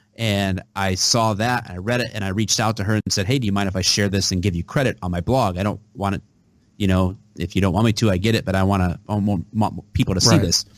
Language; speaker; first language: English; native; English